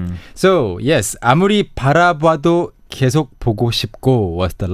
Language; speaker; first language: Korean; native; Korean